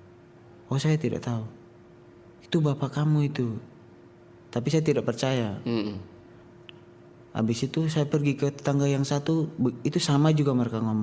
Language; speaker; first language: Indonesian; non-native, local second language; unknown